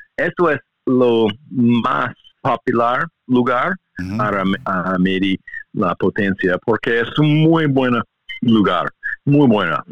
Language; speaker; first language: Spanish; non-native, learner; English